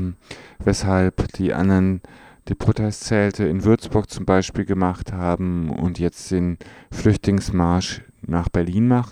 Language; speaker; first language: German; native; German